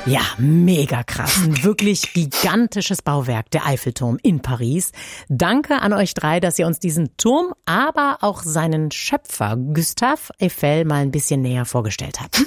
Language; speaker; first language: German; native; German